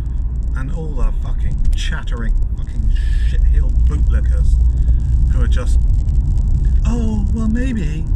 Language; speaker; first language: English; native; English